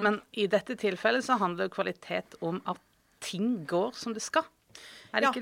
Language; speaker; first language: Norwegian; native; Norwegian